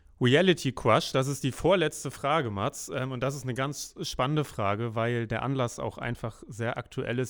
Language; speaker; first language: German; native; German